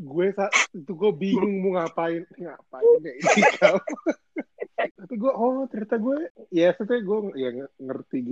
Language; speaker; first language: Indonesian; native; Indonesian